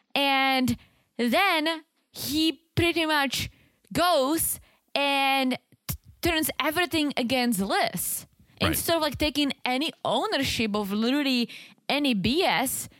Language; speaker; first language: English; non-native, fluent; Czech